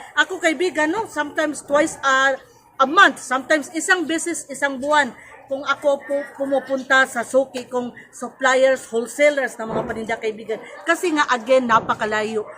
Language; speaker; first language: Filipino; non-native, local second language; Cebuano